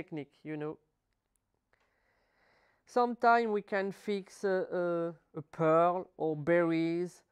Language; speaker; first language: English; non-native, learner; French